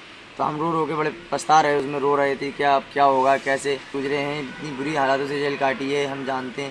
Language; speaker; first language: Hindi; native; Hindi